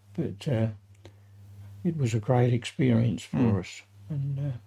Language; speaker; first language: English; native; English